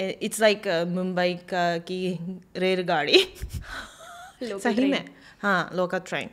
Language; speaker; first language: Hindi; non-native, fluent; Japanese